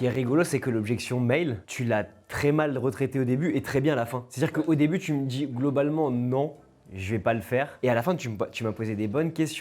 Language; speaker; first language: French; native; French